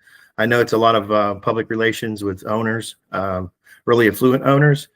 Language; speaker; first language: English; native; English